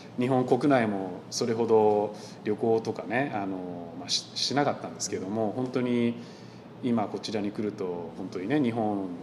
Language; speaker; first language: Japanese; native; Japanese